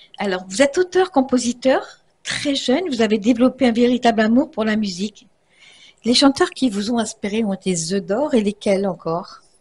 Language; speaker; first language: French; native; French